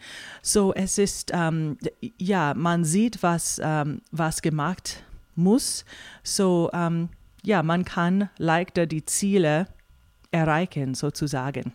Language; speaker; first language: German; non-native, fluent; English